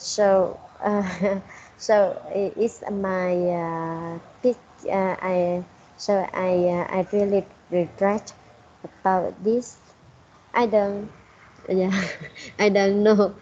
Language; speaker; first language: English; non-native, learner; Vietnamese